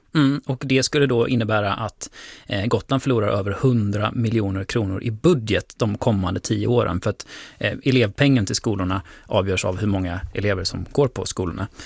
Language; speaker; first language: Swedish; native; Swedish